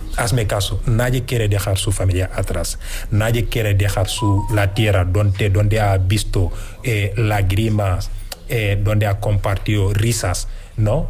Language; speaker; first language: Spanish; non-native, fluent; Wolof